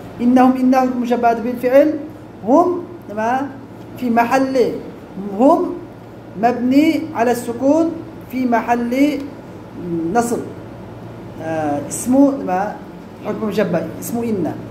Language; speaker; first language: Arabic; non-native, fluent; Uyghur